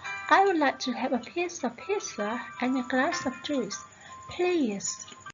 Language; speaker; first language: English; non-native, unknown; Thai